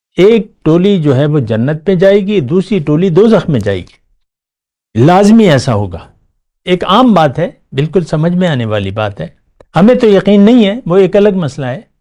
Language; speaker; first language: Urdu; non-native, local second language; Pashto